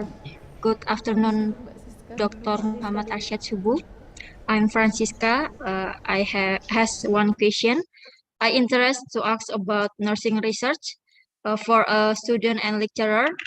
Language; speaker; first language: English; non-native, learner; Indonesian